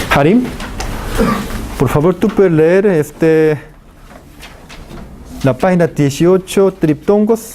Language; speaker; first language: Spanish; non-native, fluent; Korean